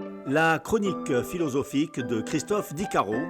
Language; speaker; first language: French; native; French